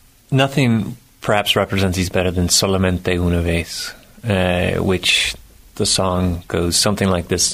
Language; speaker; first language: English; native; English